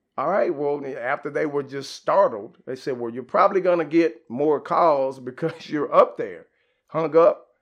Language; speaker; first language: English; native; English